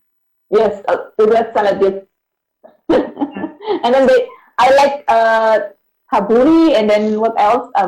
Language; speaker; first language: English; non-native, learner; Indonesian